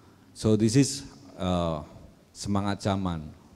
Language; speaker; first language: English; non-native, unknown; Indonesian